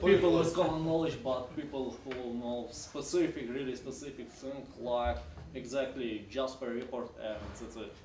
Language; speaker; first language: English; non-native, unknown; Ukrainian